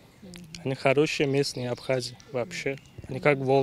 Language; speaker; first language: Russian; non-native, learner; Turkish